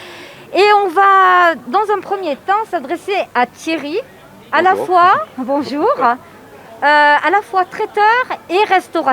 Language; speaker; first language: French; native; French